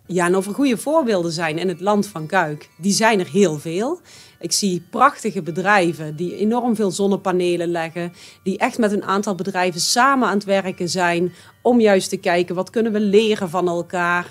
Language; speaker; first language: Dutch; native; Dutch